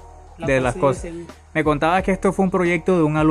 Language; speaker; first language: Spanish; native; Spanish